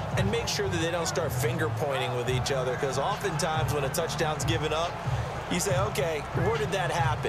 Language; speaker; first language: English; native; English